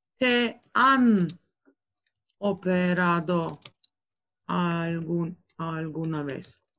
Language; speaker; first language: Spanish; non-native, learner; Turkish